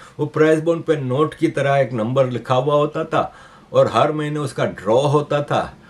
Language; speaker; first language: Urdu; native; Urdu